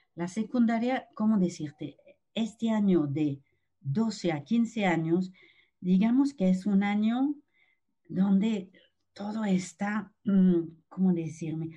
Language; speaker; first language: Spanish; non-native, fluent; French